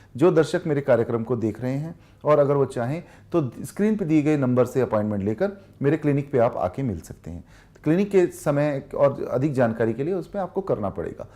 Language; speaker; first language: Hindi; native; Hindi